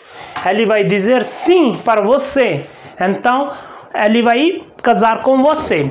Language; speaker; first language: Portuguese; non-native, learner; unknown